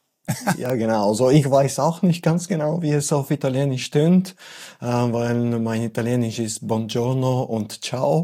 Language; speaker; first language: German; non-native, fluent; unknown